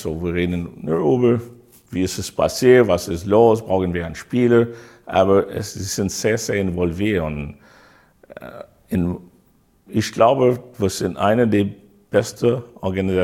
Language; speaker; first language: German; non-native, learner; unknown